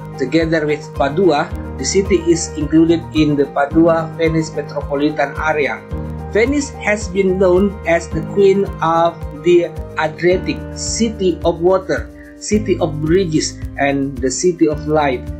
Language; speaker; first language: English; non-native, fluent; Indonesian